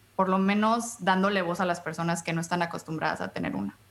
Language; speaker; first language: Spanish; native; Spanish